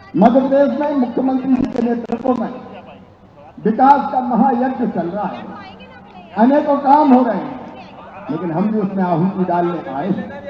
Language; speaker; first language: Hindi; native; Hindi